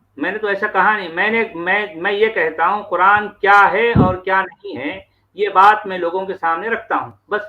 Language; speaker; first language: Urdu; native; Urdu